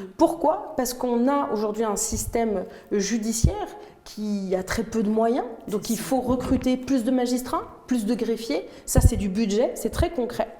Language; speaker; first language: French; non-native, local second language; Arabic